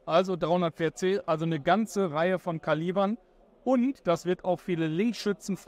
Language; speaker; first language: German; native; German